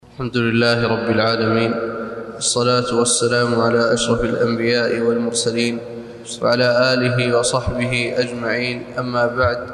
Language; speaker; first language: Arabic; native; Arabic